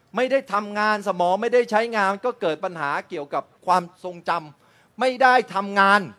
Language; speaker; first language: Thai; early bilingual, other home language; Chinese